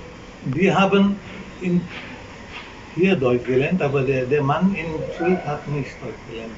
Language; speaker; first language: German; non-native, fluent; Marathi